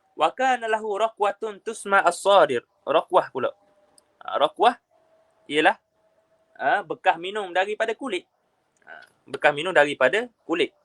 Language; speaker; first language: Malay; native; Malay